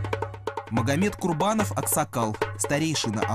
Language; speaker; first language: Russian; native; Russian